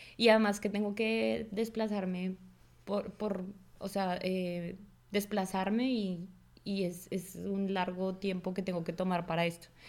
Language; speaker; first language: Spanish; native; Spanish